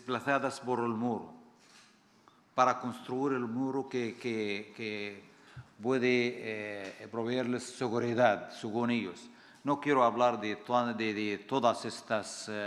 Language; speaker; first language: Spanish; non-native, fluent; Arabic